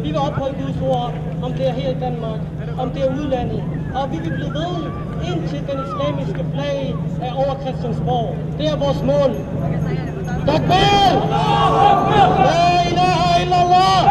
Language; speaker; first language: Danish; non-native, local second language; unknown